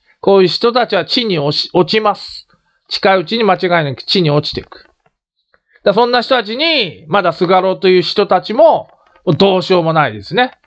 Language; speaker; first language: Japanese; native; Japanese